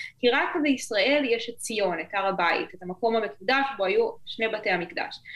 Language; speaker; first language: Hebrew; native; Hebrew